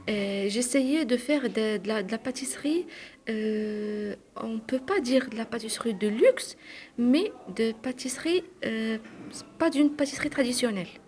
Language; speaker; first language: French; non-native, local second language; Arabic